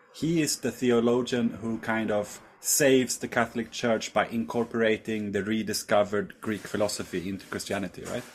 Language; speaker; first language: English; non-native, fluent; Swedish